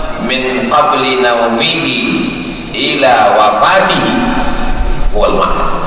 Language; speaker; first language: Arabic; non-native, fluent; Indonesian